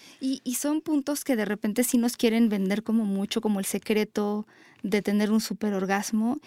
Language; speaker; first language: Spanish; native; Spanish